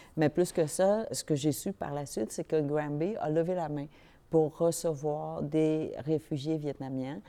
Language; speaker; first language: French; early bilingual, other home language; Vietnamese